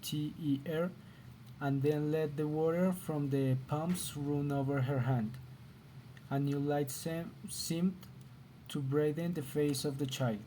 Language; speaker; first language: English; non-native, learner; Spanish